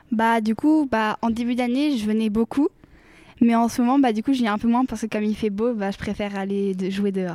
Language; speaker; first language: French; native; French